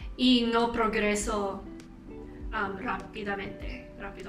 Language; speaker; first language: Spanish; non-native, learner; English